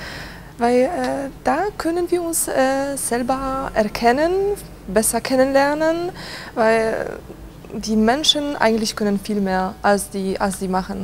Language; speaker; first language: German; non-native, fluent; Polish